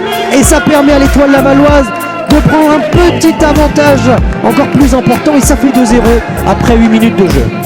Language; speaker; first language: French; native; French